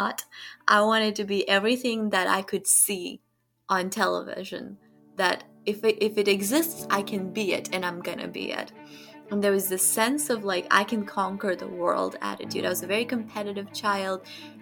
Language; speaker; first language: English; non-native, local second language; Nepali